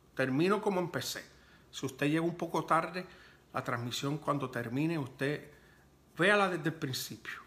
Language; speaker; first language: Spanish; early bilingual, heritage; Spanish